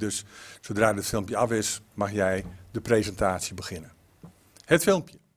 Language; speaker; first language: Dutch; native; Dutch